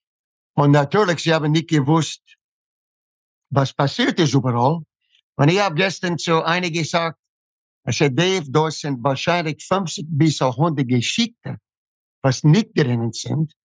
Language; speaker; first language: German; non-native, fluent; English